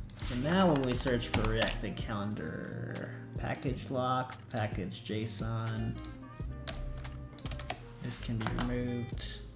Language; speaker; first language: English; native; English